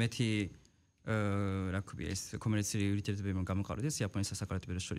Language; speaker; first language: Georgian; non-native, fluent; Japanese